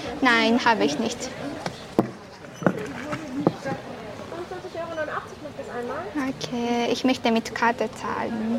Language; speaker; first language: German; non-native, fluent; Japanese